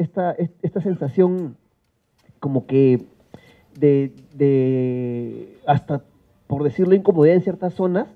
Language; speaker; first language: Spanish; native; Spanish